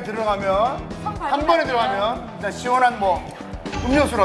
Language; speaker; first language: Korean; native; Korean